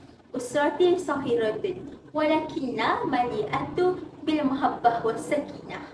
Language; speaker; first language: Arabic; non-native, learner; Malay